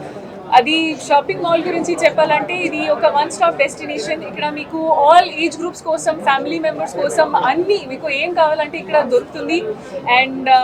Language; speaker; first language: Telugu; non-native, local second language; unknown